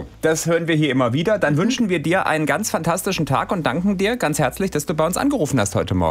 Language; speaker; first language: German; native; German